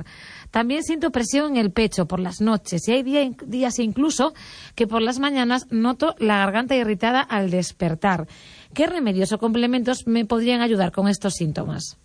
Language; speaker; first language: Spanish; native; Spanish